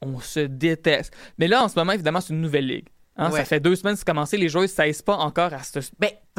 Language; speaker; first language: French; native; French